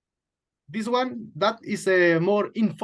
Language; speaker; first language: English; non-native, learner; Spanish